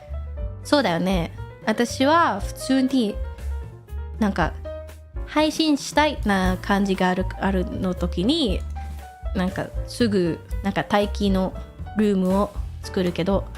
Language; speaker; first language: Japanese; non-native, fluent; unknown